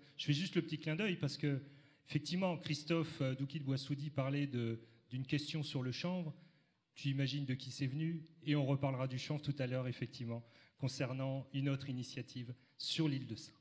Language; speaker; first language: French; native; French